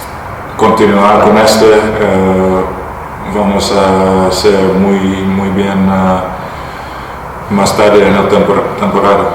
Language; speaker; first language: Spanish; non-native, learner; Dutch